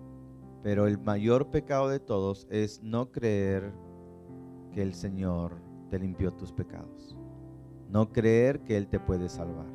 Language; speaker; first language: Spanish; native; Spanish